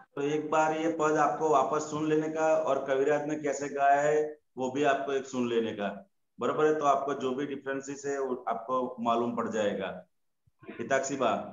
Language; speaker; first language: Hindi; non-native, local second language; Gujarati